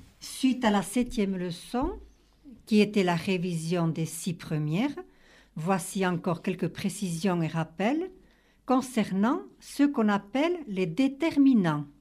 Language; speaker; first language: French; native; French